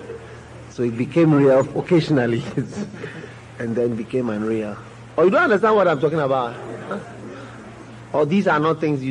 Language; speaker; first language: English; native; English